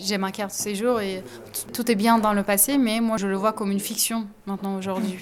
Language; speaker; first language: French; non-native, fluent; Turkish